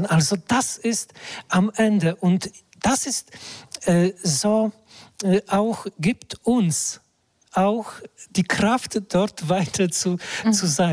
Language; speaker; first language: German; non-native, fluent; Polish